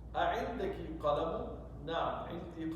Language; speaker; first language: Arabic; non-native, fluent; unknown